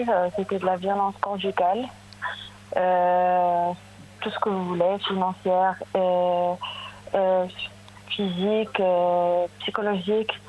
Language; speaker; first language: French; non-native, local second language; Arabic